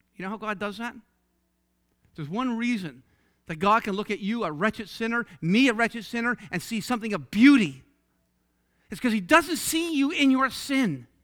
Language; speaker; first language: English; native; English